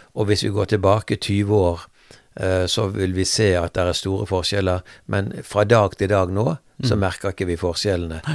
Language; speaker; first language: Norwegian; native; Norwegian